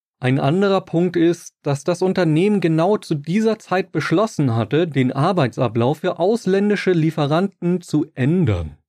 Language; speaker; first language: German; native; German